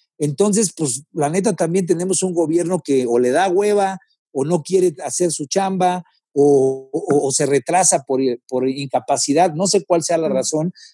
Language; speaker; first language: Spanish; native; Spanish